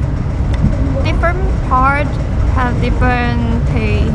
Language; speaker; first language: English; non-native, learner; Chinese